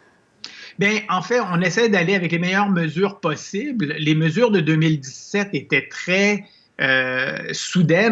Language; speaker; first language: French; native; French